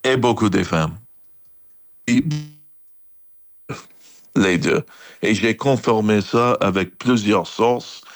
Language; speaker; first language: French; non-native, fluent; English